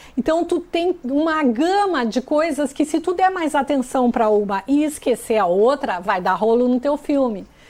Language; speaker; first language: Portuguese; native; Portuguese